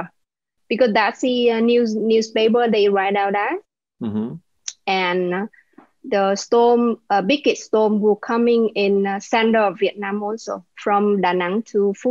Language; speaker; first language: English; non-native, learner; Vietnamese